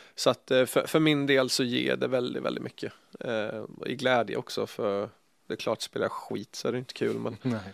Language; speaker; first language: Swedish; native; Swedish